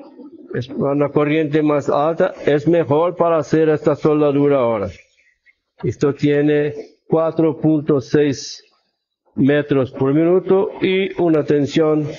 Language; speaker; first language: Spanish; non-native, fluent; Portuguese